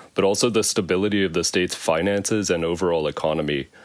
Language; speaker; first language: English; native; English